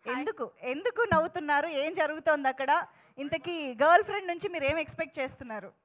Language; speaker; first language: Telugu; native; Telugu